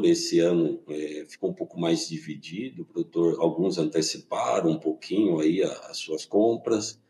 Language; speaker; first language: Portuguese; native; Portuguese